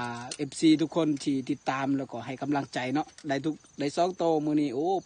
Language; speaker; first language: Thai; non-native, local second language; Northeastern Thai